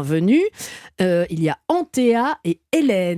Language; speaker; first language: French; native; French